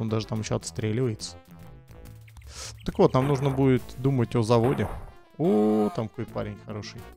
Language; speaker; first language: Russian; native; Russian